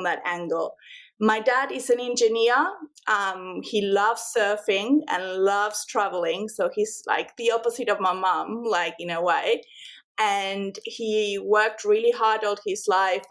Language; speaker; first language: English; non-native, fluent; Spanish